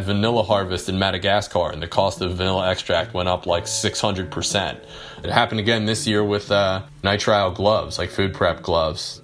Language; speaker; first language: English; native; English